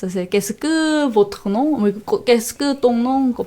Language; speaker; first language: French; non-native, learner; Korean